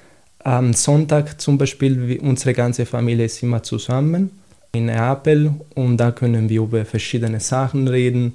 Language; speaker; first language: German; non-native, fluent; Italian